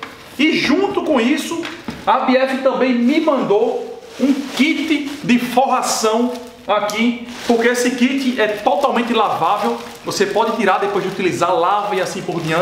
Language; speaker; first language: Portuguese; native; Portuguese